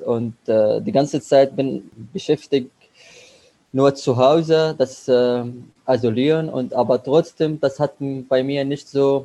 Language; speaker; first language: German; non-native, learner; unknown